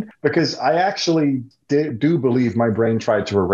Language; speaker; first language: English; native; English